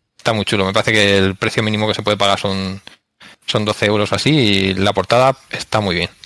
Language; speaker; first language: Spanish; native; Spanish